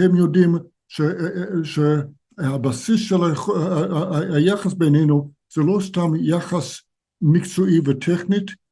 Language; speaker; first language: Hebrew; non-native, fluent; English